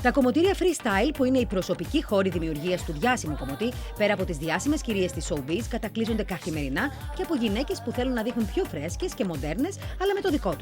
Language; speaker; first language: Greek; native; Greek